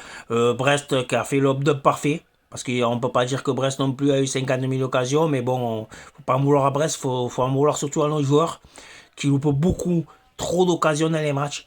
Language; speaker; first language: French; native; French